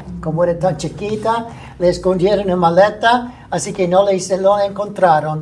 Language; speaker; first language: Spanish; non-native, fluent; English